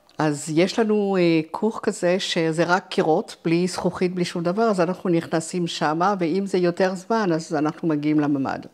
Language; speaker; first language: Hebrew; non-native, fluent; French